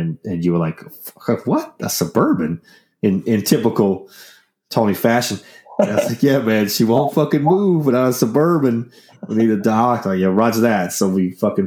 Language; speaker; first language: English; native; English